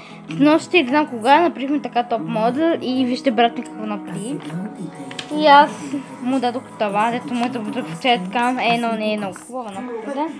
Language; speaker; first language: Bulgarian; early bilingual, heritage; Bulgarian